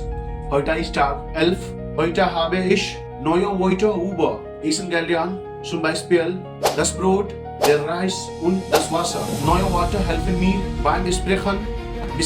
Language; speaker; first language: German; non-native, learner; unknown